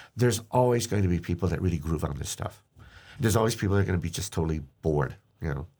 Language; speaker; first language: English; native; English